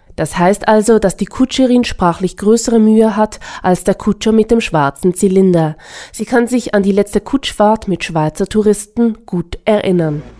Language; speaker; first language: German; native; German